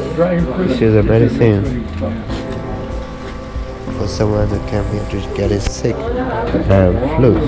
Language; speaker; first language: English; non-native, learner; Vietnamese